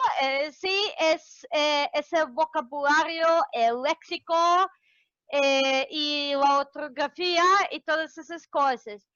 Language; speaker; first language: Spanish; non-native, fluent; Serbian